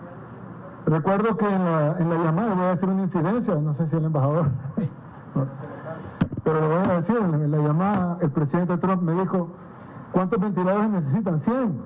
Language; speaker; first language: Spanish; native; Spanish